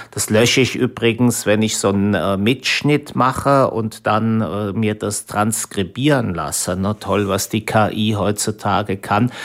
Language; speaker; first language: German; native; German